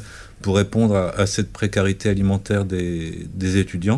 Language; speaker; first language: French; native; French